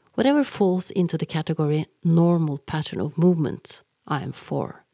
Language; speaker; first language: English; non-native, fluent; Norwegian